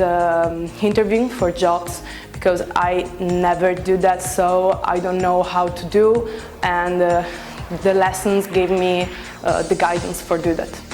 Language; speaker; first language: English; non-native, learner; Italian